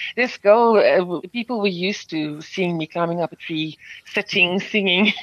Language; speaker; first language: English; non-native, local second language; Afrikaans